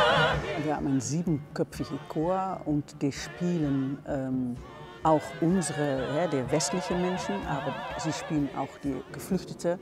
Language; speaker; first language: German; non-native, fluent; Dutch